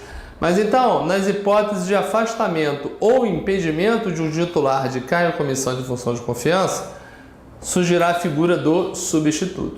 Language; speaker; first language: Portuguese; native; Portuguese